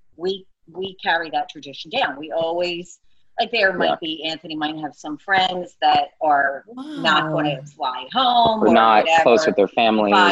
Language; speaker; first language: English; native; English